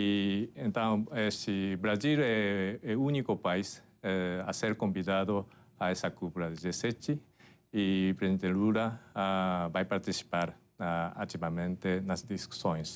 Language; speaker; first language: Portuguese; non-native, fluent; Japanese